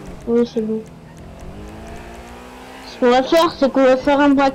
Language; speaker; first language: French; native; French